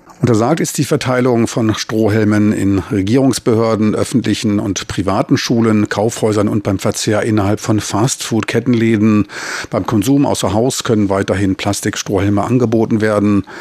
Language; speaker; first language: German; native; German